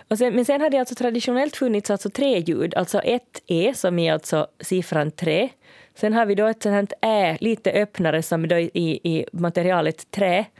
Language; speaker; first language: Swedish; native; Swedish